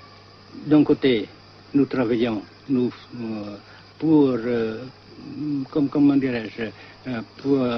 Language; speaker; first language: French; non-native, fluent; Vietnamese